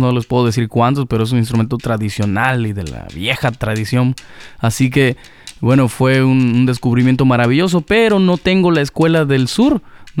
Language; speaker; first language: Spanish; native; Spanish